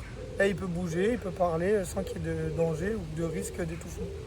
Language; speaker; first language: French; native; French